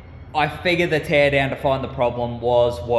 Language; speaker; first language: English; native; English